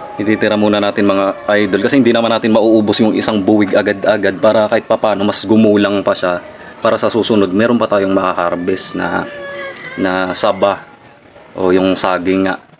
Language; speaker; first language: Filipino; non-native, local second language; Bikol